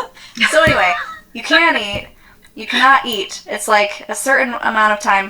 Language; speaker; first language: English; native; English